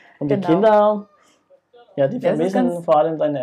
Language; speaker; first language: German; non-native, fluent; Spanish